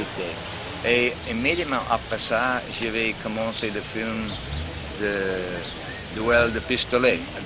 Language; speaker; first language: French; non-native, fluent; English